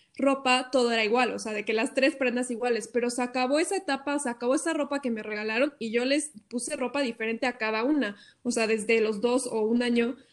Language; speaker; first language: Spanish; non-native, fluent; Norwegian